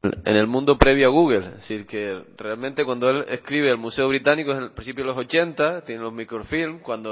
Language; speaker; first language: Spanish; native; Spanish